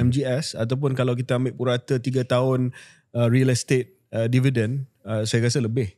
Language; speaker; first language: Malay; native; Malay